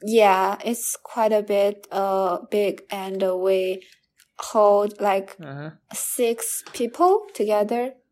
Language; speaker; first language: English; non-native, learner; Chinese